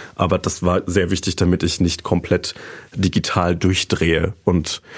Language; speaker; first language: German; native; German